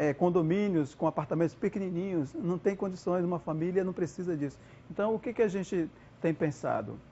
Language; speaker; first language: Portuguese; non-native, local second language; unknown